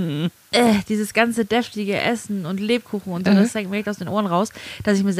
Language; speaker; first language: German; native; German